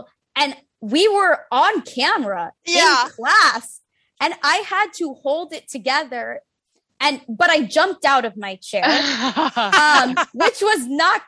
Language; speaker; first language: English; native; English